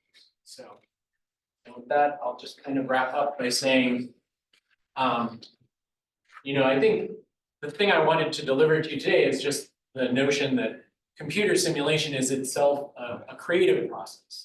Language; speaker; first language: English; native; English